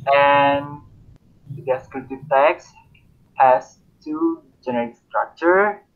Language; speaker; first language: English; non-native, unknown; Indonesian